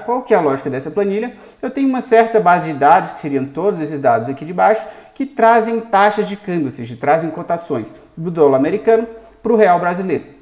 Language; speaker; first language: Portuguese; native; Portuguese